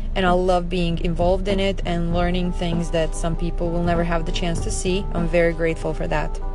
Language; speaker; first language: English; non-native, fluent; Serbian